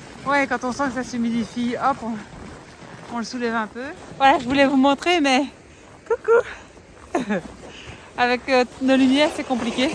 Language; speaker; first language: French; native; French